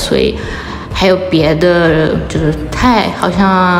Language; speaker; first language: Chinese; early bilingual, heritage; Chinese